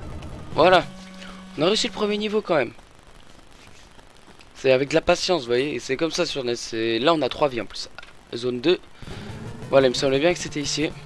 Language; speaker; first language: French; native; French